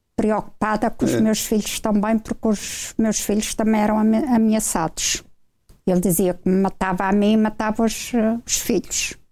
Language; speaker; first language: Portuguese; native; Portuguese